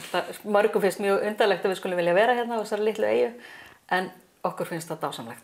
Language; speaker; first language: Icelandic; native; Icelandic